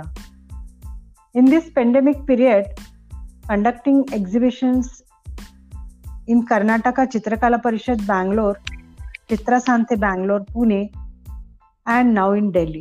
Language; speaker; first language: English; non-native, local second language; Marathi